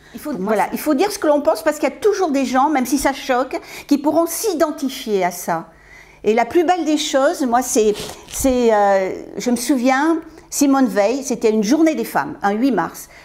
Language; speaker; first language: French; native; French